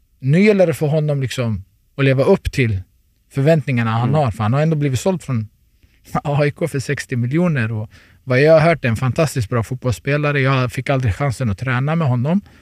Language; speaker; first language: Swedish; early bilingual, other home language; Turoyo